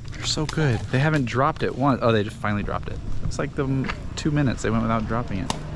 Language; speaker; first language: English; native; English